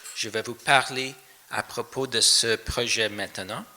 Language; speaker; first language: French; non-native, fluent; English